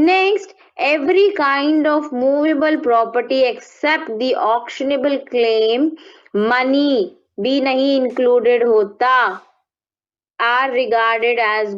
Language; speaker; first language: English; non-native, local second language; Hindi